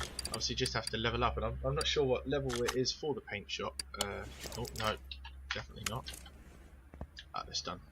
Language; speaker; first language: English; native; English